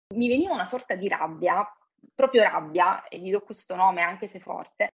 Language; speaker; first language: Italian; native; Italian